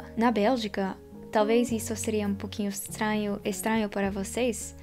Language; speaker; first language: Portuguese; non-native, fluent; Dutch